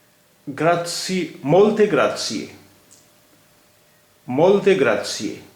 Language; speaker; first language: Italian; non-native, fluent; Hindi